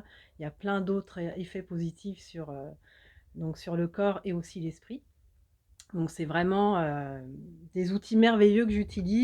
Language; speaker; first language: French; native; French